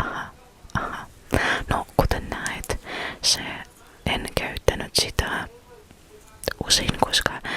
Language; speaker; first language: Finnish; non-native, fluent; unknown